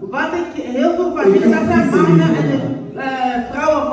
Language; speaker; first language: Dutch; non-native, learner; Lingala